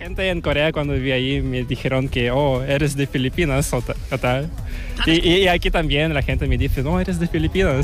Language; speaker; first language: Spanish; non-native, fluent; Korean